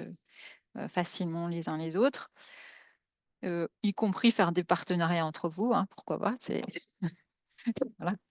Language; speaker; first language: French; native; French